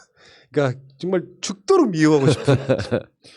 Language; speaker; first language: Korean; native; Korean